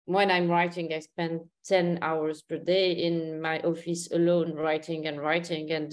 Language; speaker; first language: English; non-native, fluent; Arabic